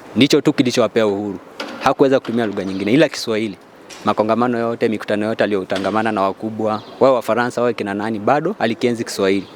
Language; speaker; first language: Swahili; non-native, local second language; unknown